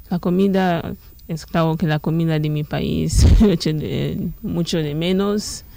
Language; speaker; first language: Spanish; non-native, learner; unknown